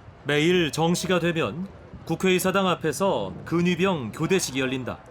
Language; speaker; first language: Korean; native; Korean